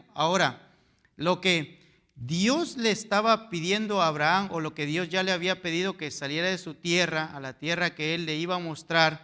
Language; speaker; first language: Spanish; native; Spanish